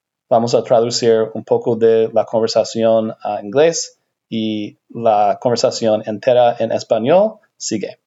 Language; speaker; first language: Spanish; non-native, learner; English